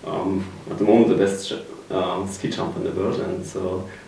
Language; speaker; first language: English; non-native, fluent; German